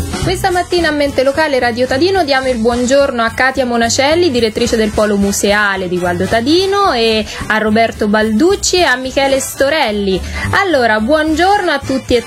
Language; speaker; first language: Italian; native; Italian